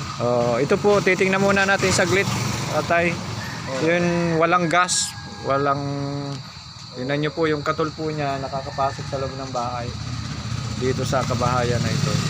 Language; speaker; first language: Filipino; native; Filipino